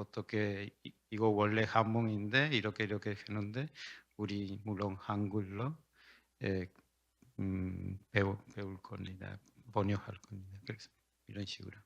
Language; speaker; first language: Korean; non-native, learner; Spanish